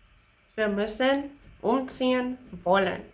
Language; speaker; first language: German; non-native, fluent; English